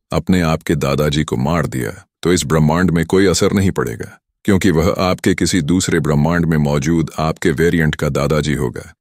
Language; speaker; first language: Hindi; native; Hindi